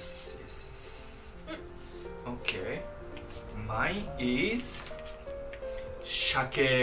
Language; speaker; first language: English; non-native, fluent; Japanese